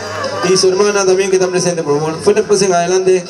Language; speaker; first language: Spanish; native; Spanish